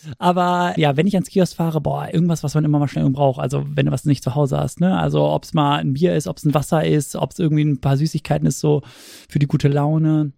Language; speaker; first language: German; native; German